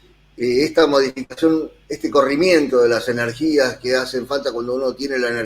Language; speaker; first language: Spanish; native; Spanish